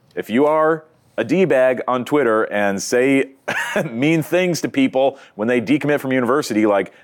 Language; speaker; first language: English; native; English